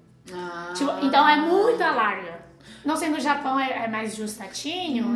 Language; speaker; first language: Portuguese; non-native, fluent; Chinese